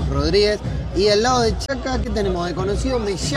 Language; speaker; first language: Spanish; native; Spanish